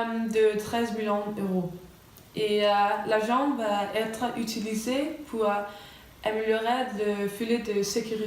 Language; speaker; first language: French; non-native, learner; Danish